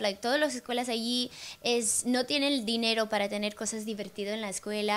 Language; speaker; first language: Spanish; early bilingual, heritage; Spanish